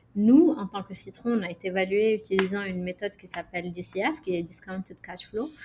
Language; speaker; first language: French; non-native, local second language; Arabic